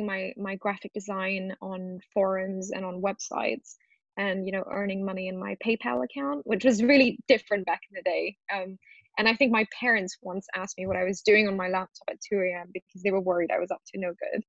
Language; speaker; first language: English; early bilingual, other home language; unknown